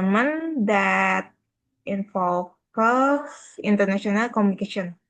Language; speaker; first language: English; non-native, learner; Indonesian